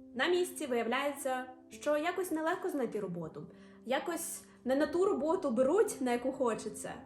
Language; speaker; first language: Ukrainian; native; Ukrainian